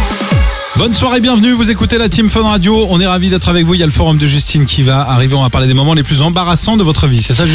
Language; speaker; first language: French; native; French